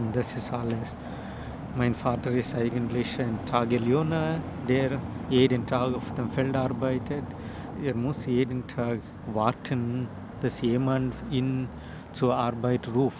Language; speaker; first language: German; non-native, fluent; Telugu